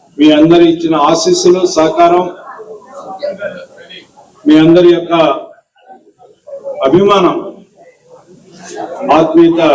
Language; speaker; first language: Telugu; native; Telugu